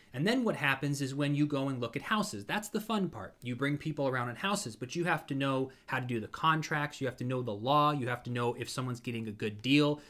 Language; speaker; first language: English; native; English